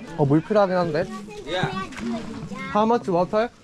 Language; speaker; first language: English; non-native, learner; Korean